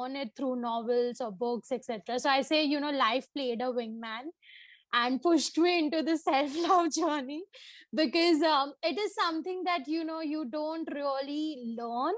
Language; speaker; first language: English; non-native, local second language; Hindi